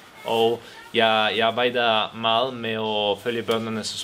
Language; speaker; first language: Danish; non-native, fluent; Italian